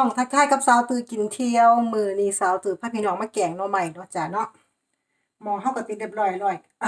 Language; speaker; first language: Thai; native; Thai